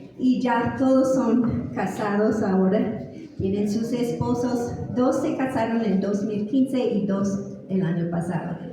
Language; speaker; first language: Spanish; non-native, fluent; English